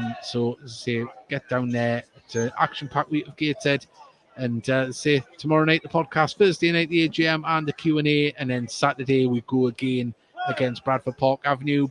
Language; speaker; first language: English; native; English